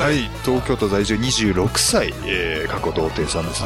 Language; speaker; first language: Japanese; native; Japanese